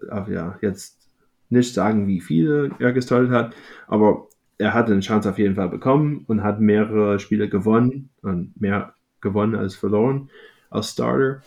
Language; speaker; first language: German; non-native, fluent; English